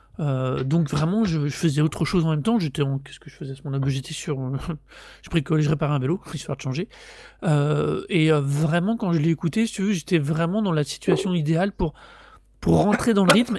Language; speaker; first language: French; native; French